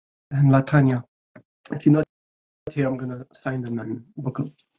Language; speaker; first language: English; non-native, fluent; French